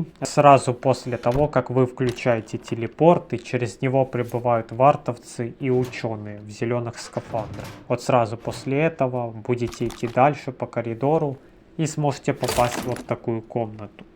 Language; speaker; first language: Russian; native; Russian